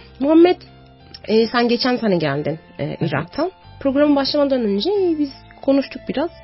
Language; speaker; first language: Turkish; non-native, fluent; Arabic